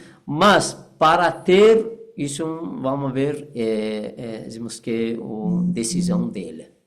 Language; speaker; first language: Portuguese; non-native, fluent; Persian